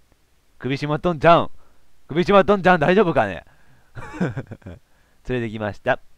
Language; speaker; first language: Japanese; native; Japanese